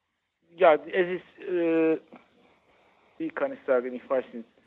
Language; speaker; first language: German; non-native, learner; Turkish